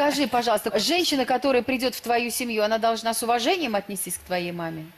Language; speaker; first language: Russian; native; Russian